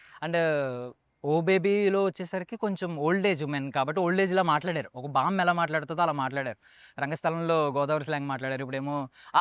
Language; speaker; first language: Telugu; native; Telugu